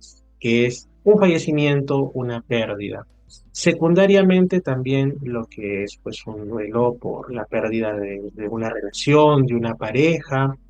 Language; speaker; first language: Spanish; native; Spanish